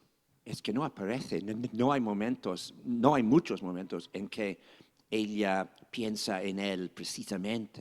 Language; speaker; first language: Spanish; non-native, fluent; English